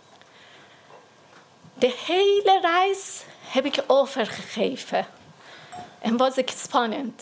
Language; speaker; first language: Dutch; non-native, learner; Persian